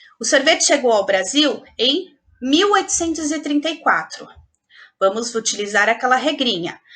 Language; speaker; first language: Portuguese; native; Portuguese